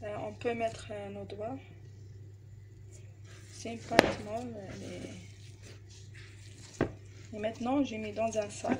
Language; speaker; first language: French; non-native, learner; Arabic